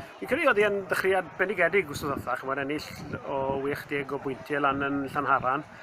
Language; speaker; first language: Welsh; native; Welsh